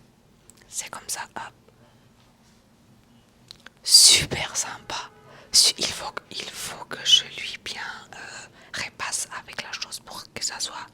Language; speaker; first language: French; non-native, fluent; Romanian